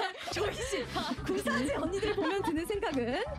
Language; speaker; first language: Korean; native; Korean